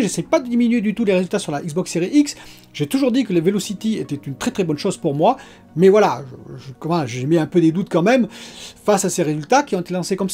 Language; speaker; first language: French; native; French